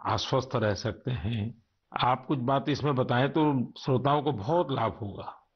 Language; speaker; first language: Hindi; non-native, local second language; Gujarati